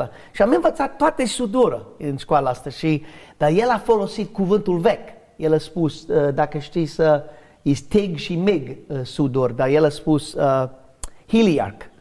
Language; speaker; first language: Romanian; non-native, learner; English